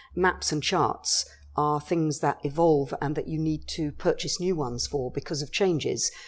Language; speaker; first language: English; native; English